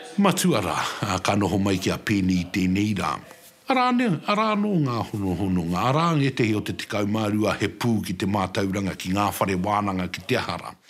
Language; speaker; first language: Māori; native; Māori